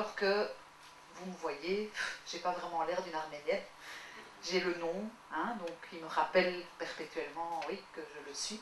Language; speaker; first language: French; native; French